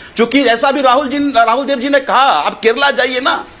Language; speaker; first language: Hindi; native; Hindi